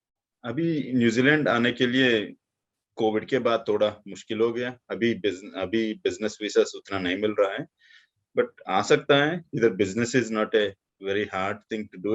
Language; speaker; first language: Hindi; non-native, local second language; Telugu